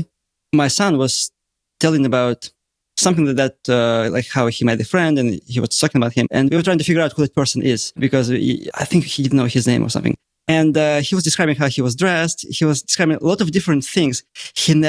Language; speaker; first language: English; non-native, fluent; Russian